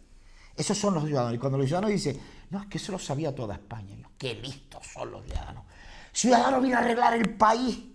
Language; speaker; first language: Spanish; native; Spanish